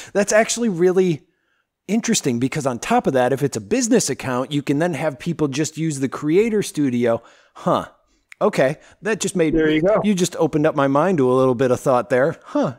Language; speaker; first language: English; native; English